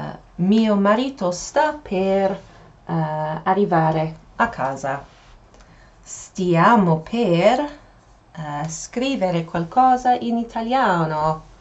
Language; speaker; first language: Italian; non-native, fluent; English